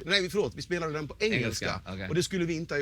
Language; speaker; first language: Swedish; native; Swedish